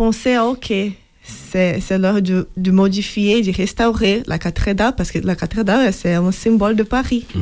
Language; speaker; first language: French; non-native, fluent; Portuguese